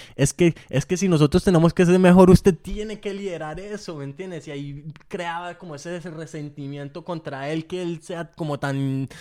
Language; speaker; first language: Spanish; early bilingual, heritage; Spanish